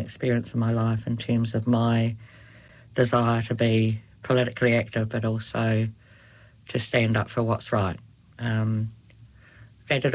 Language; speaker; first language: English; native; English